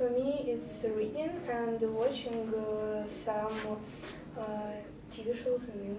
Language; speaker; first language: English; non-native, learner; Russian